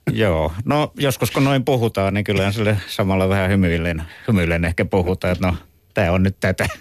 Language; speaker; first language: Finnish; native; Finnish